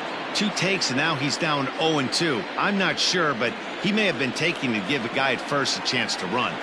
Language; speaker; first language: English; native; English